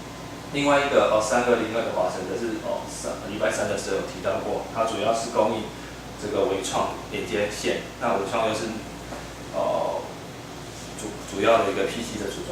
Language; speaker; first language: Chinese; native; Chinese